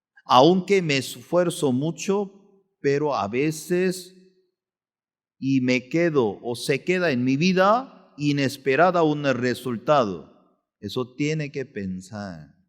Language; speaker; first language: Spanish; non-native, fluent; Korean